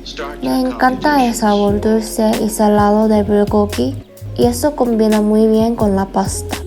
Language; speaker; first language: Spanish; non-native, fluent; Korean